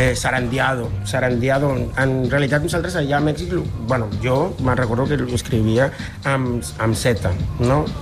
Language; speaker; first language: Catalan; non-native, fluent; Spanish